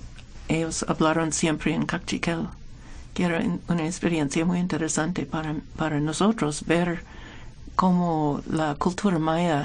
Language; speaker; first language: Spanish; non-native, fluent; English